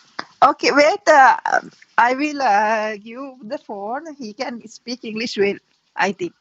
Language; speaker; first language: English; non-native, learner; Sinhala